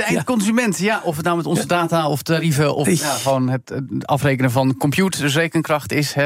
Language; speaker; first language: Dutch; native; Dutch